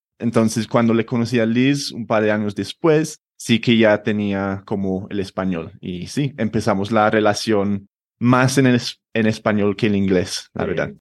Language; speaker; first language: Spanish; non-native, fluent; English